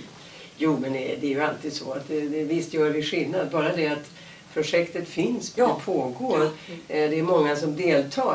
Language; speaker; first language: Swedish; native; Swedish